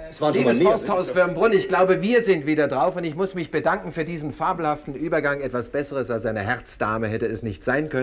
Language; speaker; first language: German; native; German